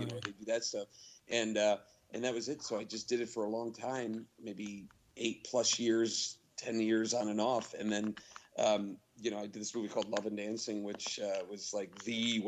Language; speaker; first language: English; native; English